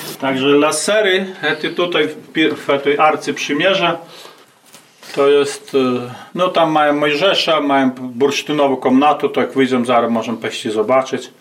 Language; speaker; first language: Ukrainian; native; Ukrainian